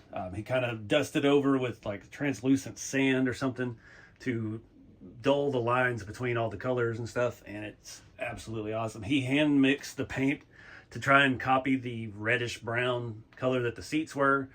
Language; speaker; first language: English; native; English